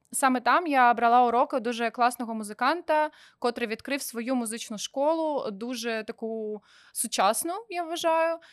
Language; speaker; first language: Ukrainian; non-native, local second language; Russian